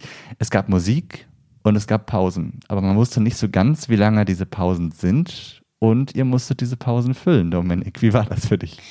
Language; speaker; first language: German; native; German